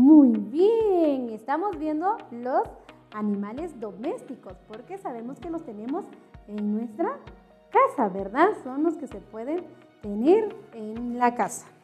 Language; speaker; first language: Spanish; non-native, local second language; Kʼicheʼ